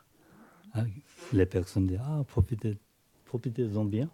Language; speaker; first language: French; non-native, learner; Tibetan